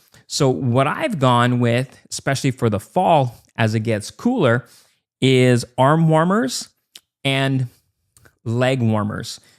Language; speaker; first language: English; native; English